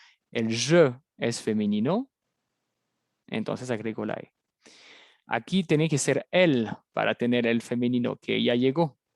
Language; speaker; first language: Spanish; non-native, fluent; French